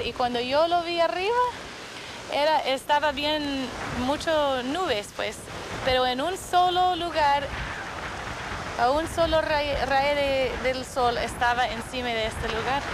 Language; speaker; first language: Spanish; non-native, fluent; English